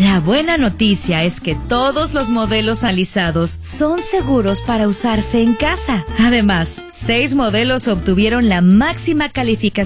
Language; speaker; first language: Spanish; native; Spanish